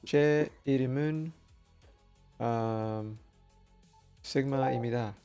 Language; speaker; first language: Korean; non-native, learner; English